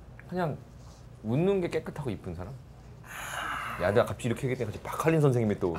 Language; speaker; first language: Korean; native; Korean